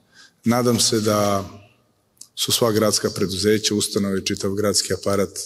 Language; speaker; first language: Serbian; native; Serbian